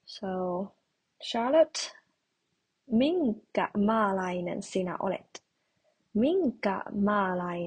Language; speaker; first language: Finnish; non-native, learner; Chinese